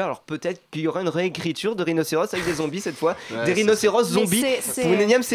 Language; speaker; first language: French; native; French